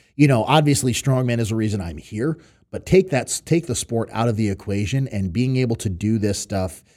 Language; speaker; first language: English; native; English